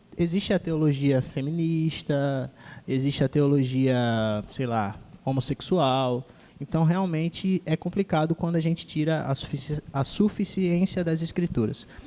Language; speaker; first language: Portuguese; native; Portuguese